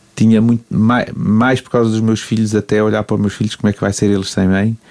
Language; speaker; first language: Portuguese; native; Portuguese